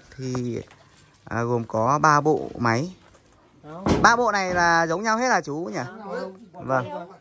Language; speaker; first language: Vietnamese; non-native, local second language; Tày